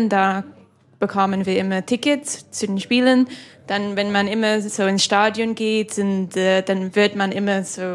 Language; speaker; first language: German; non-native, fluent; English